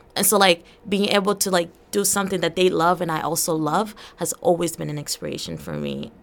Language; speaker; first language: English; early bilingual, other home language; Portuguese